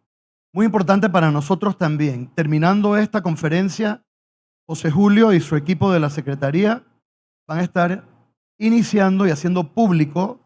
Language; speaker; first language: Spanish; native; Spanish